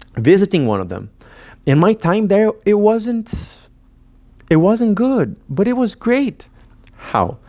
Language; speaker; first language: English; non-native, fluent; Portuguese